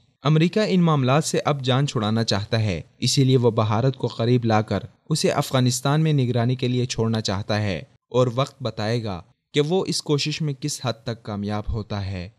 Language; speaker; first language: Urdu; native; Urdu